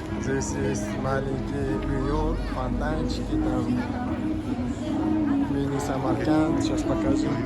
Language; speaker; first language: Russian; non-native, local second language; Uzbek